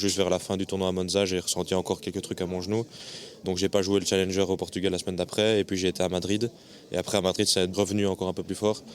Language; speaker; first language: French; native; French